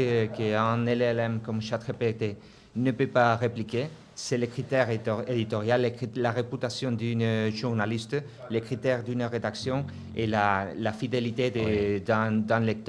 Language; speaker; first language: French; non-native, fluent; Spanish